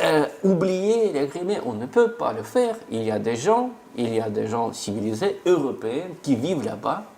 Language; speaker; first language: French; non-native, fluent; Russian